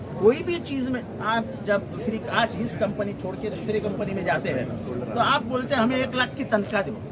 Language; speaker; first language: Hindi; non-native, local second language; Marathi